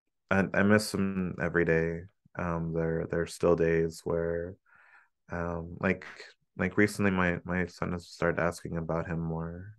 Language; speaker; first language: English; early bilingual, other home language; Spanish